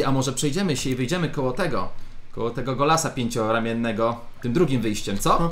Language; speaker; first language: Polish; native; Polish